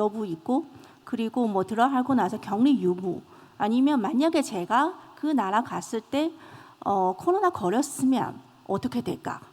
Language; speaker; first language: Korean; non-native, fluent; Chinese